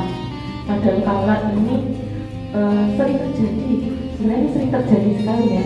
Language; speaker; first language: Indonesian; non-native, local second language; Javanese